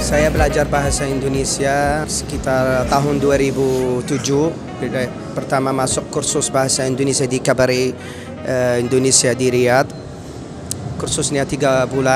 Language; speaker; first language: Indonesian; non-native, fluent; Arabic